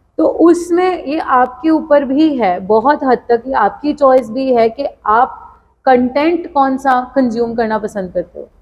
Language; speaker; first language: Hindi; non-native, local second language; Punjabi